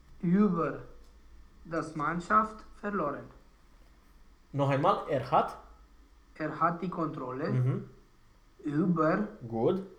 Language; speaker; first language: German; non-native, learner; Romanian